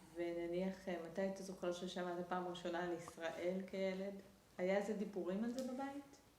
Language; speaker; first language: Hebrew; native; Hebrew